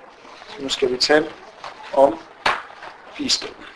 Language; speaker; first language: Danish; non-native, fluent; Arabic